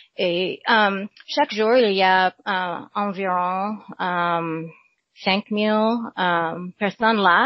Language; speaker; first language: French; non-native, learner; English